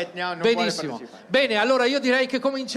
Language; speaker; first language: Italian; native; Italian